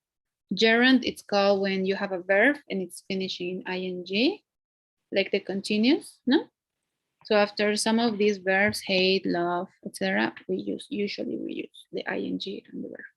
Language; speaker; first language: English; non-native, fluent; Spanish